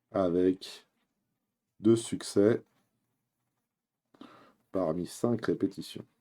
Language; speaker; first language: French; native; French